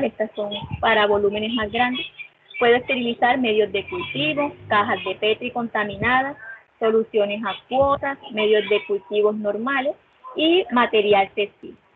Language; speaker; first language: Spanish; native; Spanish